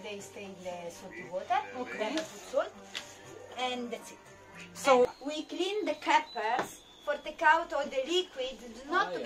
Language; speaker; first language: English; non-native, learner; Italian